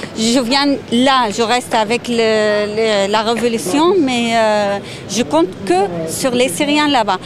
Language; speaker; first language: French; non-native, fluent; Arabic